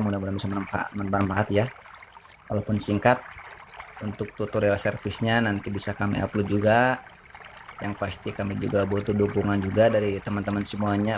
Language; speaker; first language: Indonesian; non-native, local second language; Sundanese